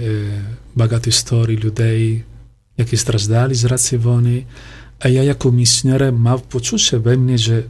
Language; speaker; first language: Polish; non-native, learner; Italian